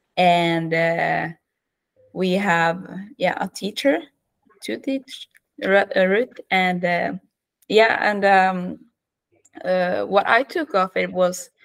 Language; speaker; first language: English; non-native, fluent; Norwegian